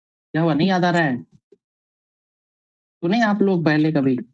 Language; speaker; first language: Hindi; native; Hindi